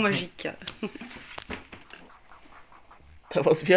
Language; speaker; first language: French; native; French